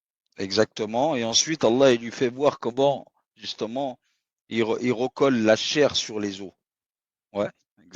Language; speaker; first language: French; native; French